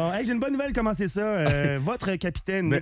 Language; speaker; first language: French; native; French